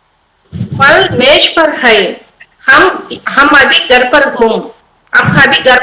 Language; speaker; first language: Hindi; non-native, learner; Telugu